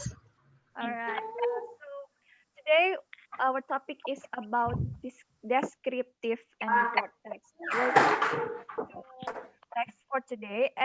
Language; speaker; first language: English; non-native, learner; Indonesian